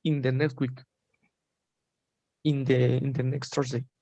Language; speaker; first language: English; non-native, learner; Spanish